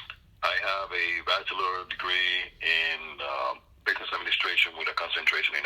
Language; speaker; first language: English; non-native, fluent; Spanish